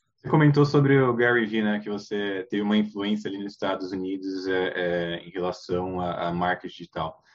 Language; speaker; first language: Portuguese; native; Portuguese